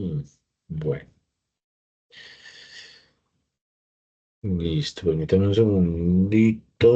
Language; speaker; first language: Spanish; native; Spanish